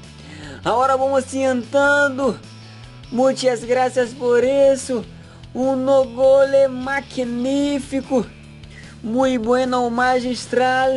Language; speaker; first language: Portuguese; non-native, learner; Spanish